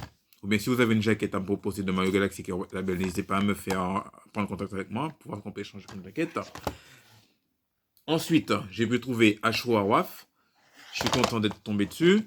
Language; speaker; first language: French; native; French